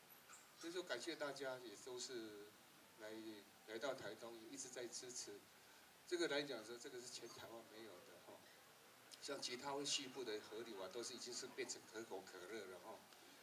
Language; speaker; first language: Chinese; native; Chinese